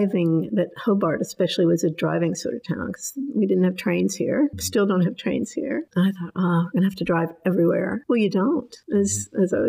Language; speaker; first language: English; native; English